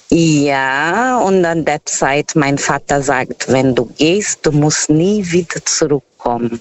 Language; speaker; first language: German; non-native, learner; Portuguese